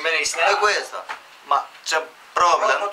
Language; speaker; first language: Italian; non-native, learner; Albanian